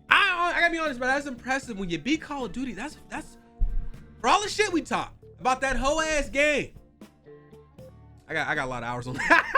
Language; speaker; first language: English; native; English